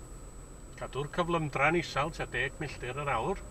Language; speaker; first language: Welsh; native; Welsh